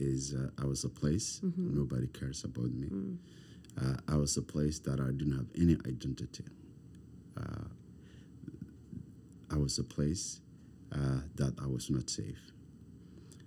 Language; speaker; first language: English; non-native, fluent; Somali